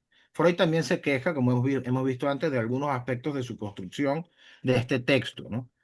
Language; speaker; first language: Spanish; native; Spanish